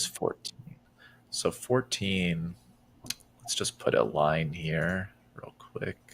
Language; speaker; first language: English; native; English